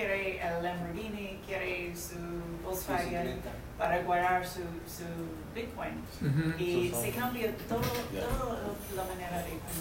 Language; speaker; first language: Spanish; non-native, learner; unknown